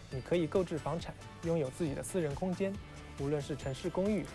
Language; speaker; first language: Chinese; native; Chinese